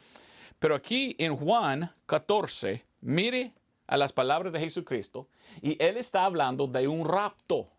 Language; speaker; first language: Spanish; non-native, fluent; English